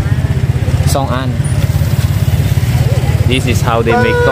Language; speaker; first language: English; non-native, learner; Filipino